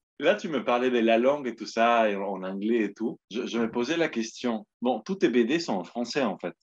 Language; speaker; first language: French; non-native, fluent; Spanish